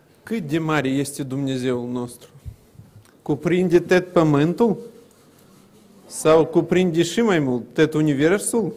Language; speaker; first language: Romanian; non-native, local second language; Russian